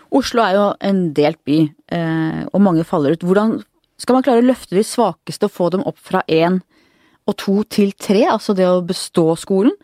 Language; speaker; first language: Norwegian; native; Norwegian